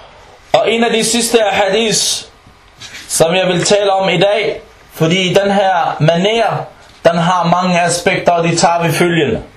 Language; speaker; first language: Danish; non-native, fluent; Arabic